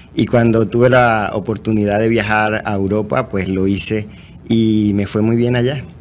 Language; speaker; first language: Spanish; native; Spanish